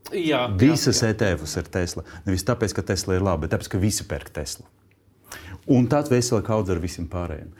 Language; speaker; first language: Latvian; non-native, local second language; Russian